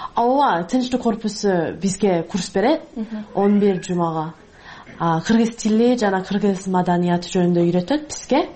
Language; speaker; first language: Kyrgyz; non-native, learner; English